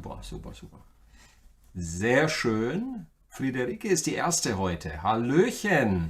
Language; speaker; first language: German; native; German